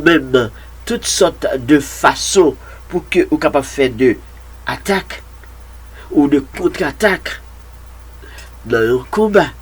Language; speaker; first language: French; non-native, local second language; Haitian Creole